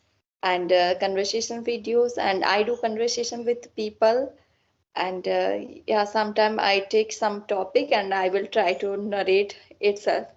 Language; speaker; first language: English; non-native, learner; Assamese